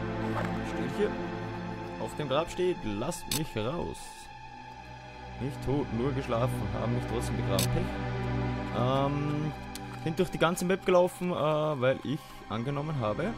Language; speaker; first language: German; native; German